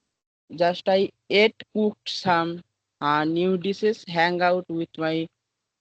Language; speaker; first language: English; non-native, learner; Bangla